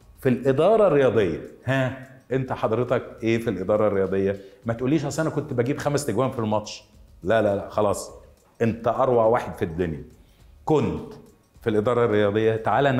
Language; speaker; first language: Arabic; native; Arabic